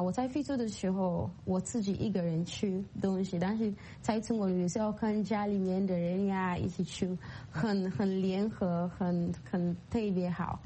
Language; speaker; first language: Chinese; non-native, fluent; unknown